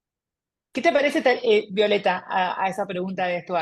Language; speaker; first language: Spanish; native; Spanish